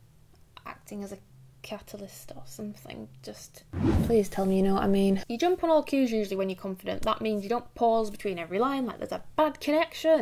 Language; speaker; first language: English; native; English